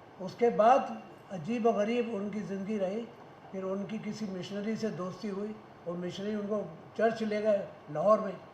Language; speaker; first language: Hindi; native; Hindi